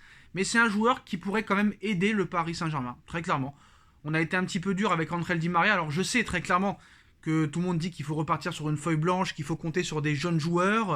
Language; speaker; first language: French; native; French